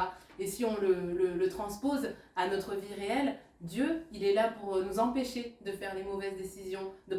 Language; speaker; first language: French; native; French